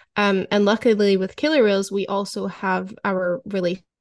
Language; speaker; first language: English; native; English